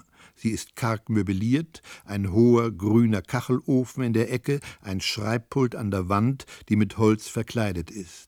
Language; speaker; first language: German; native; German